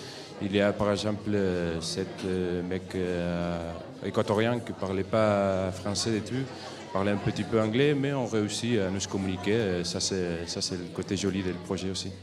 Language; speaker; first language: French; non-native, fluent; Catalan